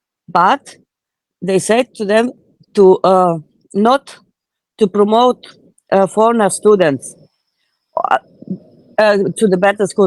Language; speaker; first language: English; non-native, fluent; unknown